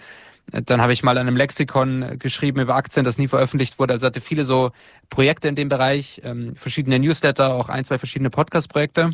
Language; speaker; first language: German; native; German